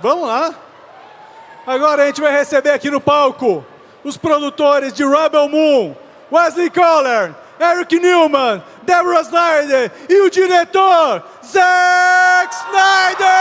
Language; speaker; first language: Portuguese; native; Portuguese